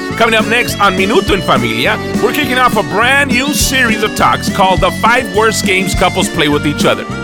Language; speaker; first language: English; early bilingual, other home language; Spanish